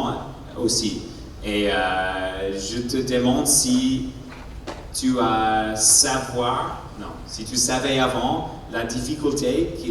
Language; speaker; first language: French; non-native, learner; English